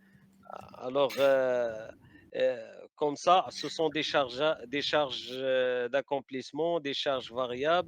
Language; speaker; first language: French; non-native, learner; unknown